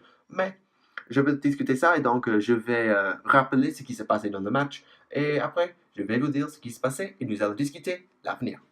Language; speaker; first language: French; non-native, fluent; English